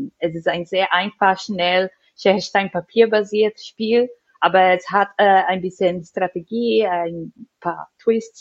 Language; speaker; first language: German; non-native, fluent; Portuguese